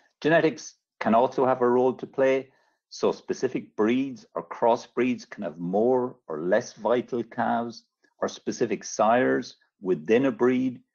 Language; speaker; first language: English; native; English